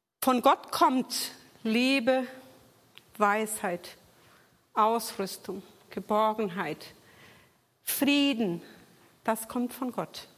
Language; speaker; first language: German; non-native, fluent; Portuguese